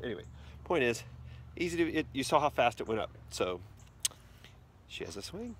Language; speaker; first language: English; native; English